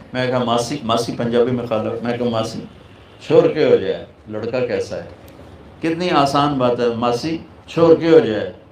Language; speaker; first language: Urdu; non-native, local second language; Punjabi